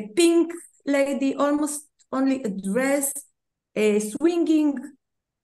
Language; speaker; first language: English; non-native, fluent; Hebrew